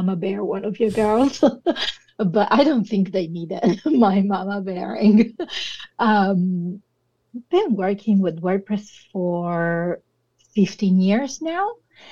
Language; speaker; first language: English; non-native, fluent; Italian